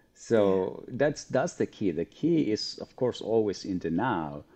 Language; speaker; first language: English; non-native, fluent; Spanish